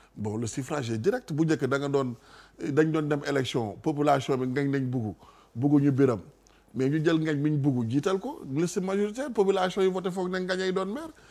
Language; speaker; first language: Wolof; non-native, local second language; Serer